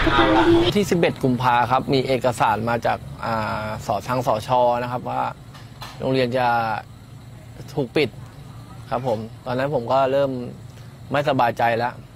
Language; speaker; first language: Thai; native; Thai